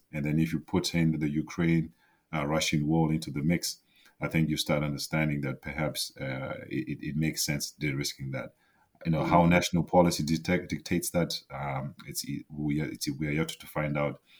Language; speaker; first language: English; non-native, local second language; Shona